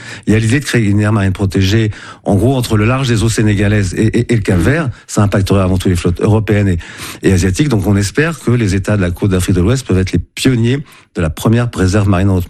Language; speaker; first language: French; native; French